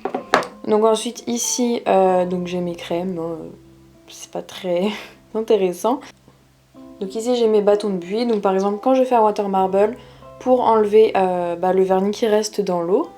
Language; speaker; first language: French; native; French